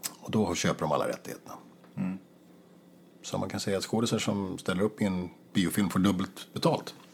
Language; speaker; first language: Swedish; native; Swedish